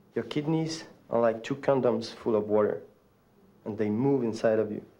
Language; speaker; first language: English; non-native, learner; French